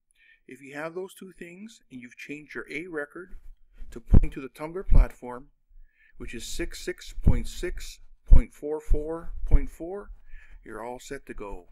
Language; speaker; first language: English; native; English